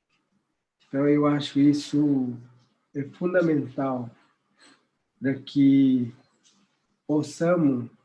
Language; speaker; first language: Portuguese; non-native, local second language; Guarani